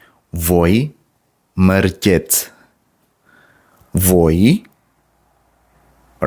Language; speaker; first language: Romanian; non-native, learner; Sinhala